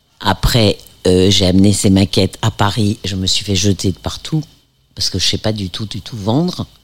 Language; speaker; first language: French; early bilingual, heritage; French